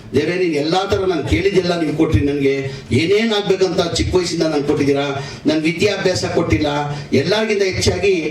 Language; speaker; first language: Kannada; non-native, local second language; Urdu